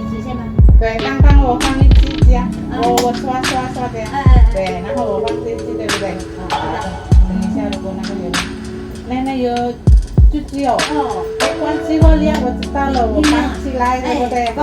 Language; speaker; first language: Chinese; non-native, learner; Indonesian